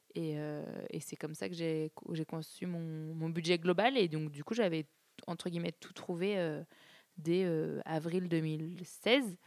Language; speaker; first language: French; native; French